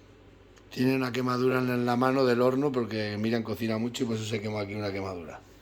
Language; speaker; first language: Spanish; native; Spanish